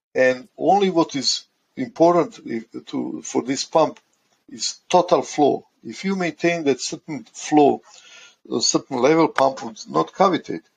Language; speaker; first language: English; non-native, fluent; Croatian